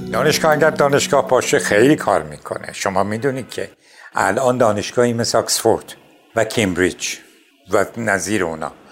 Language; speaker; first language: Persian; non-native, local second language; Azerbaijani